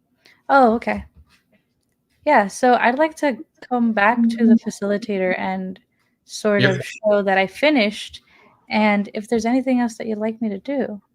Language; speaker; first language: English; native; English